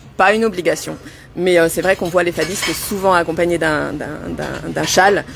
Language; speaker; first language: French; native; French